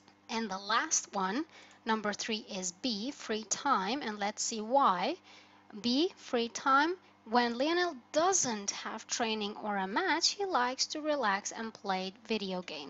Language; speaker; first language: English; non-native, fluent; Albanian